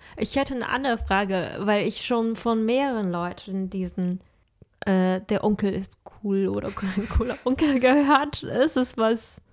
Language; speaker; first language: German; non-native, fluent; Chinese